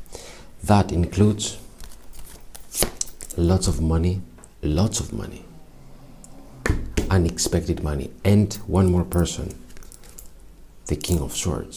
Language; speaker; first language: English; non-native, fluent; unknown